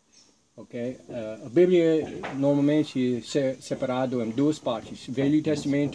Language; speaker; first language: Portuguese; non-native, learner; English